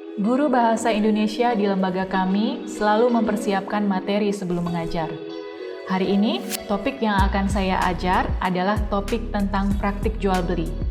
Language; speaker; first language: Indonesian; native; Indonesian